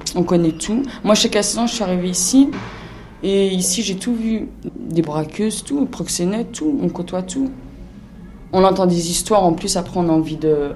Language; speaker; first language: French; native; French